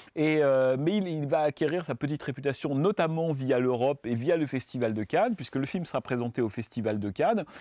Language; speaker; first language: French; native; French